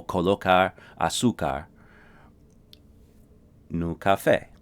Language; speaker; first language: Portuguese; non-native, fluent; English